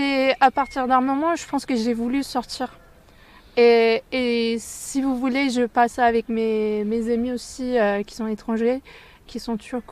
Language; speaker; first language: French; non-native, fluent; Turkish